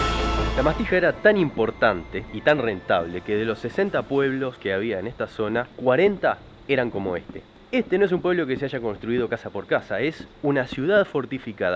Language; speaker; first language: Spanish; native; Spanish